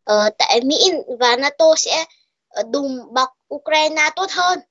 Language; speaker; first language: Vietnamese; early bilingual, heritage; Vietnamese